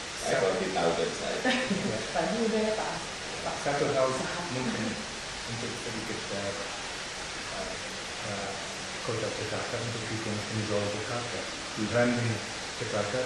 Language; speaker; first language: Indonesian; non-native, fluent; English